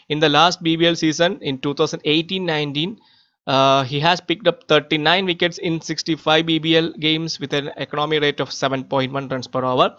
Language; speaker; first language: English; non-native, local second language; Malayalam